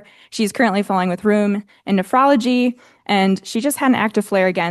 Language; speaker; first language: English; native; English